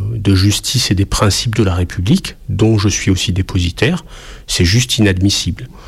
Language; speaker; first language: French; native; French